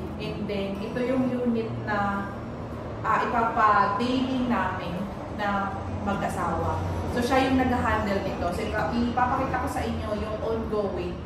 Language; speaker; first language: Filipino; native; Filipino